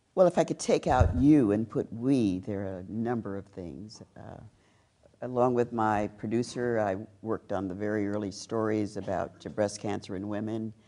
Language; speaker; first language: English; native; English